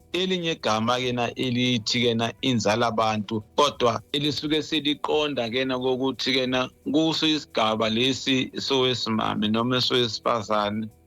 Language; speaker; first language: Zulu; native; Zulu